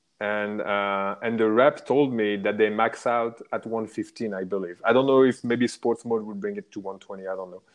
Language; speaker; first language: English; non-native, fluent; French